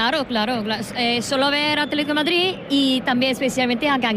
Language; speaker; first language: Spanish; non-native, learner; Korean